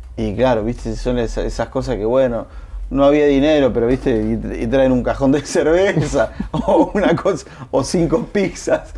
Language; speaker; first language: Spanish; native; Spanish